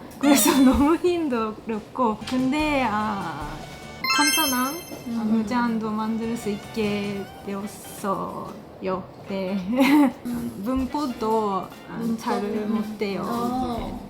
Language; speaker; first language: Korean; non-native, learner; Japanese